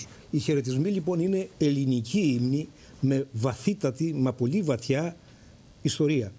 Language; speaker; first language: Greek; native; Greek